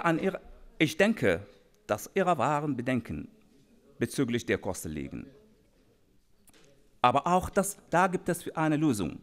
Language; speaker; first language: German; non-native, fluent; Arabic